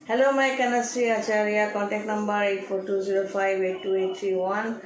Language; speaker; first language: Hindi; non-native, local second language; Bangla